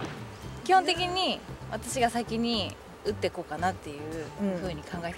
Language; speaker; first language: Japanese; native; Japanese